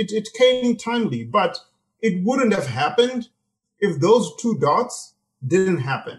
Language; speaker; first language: English; non-native, local second language; Shona